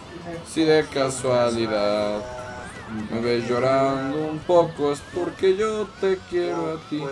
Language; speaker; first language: Spanish; native; Spanish